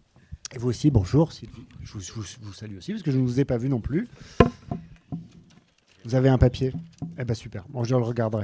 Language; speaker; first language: French; native; French